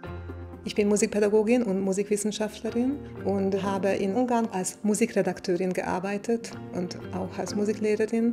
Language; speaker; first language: German; non-native, fluent; Hungarian